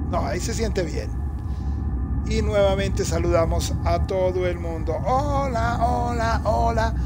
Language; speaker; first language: Spanish; native; Spanish